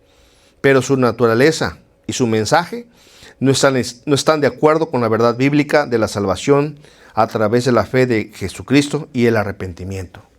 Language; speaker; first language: Spanish; native; Spanish